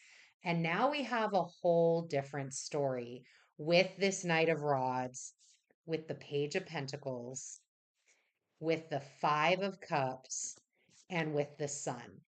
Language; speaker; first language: English; native; English